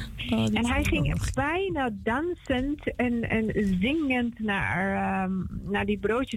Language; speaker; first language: Dutch; non-native, fluent; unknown